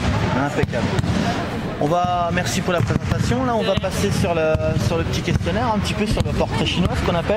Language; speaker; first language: French; native; French